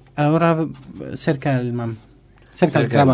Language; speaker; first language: Spanish; non-native, learner; Arabic